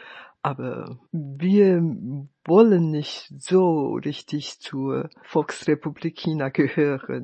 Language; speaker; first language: German; non-native, fluent; Chinese